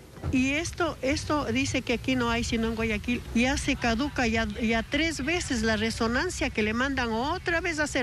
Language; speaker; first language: Spanish; native; Spanish